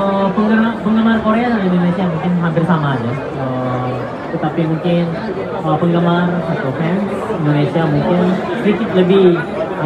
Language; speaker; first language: Indonesian; non-native, fluent; Korean